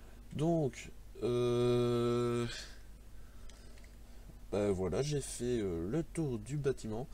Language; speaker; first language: French; native; French